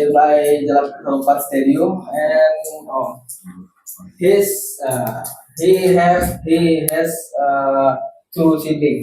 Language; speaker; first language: English; non-native, learner; Indonesian